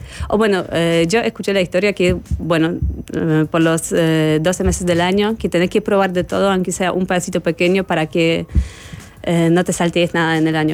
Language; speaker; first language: Spanish; non-native, fluent; Polish